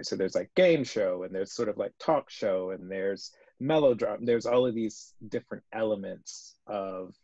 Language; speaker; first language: English; native; English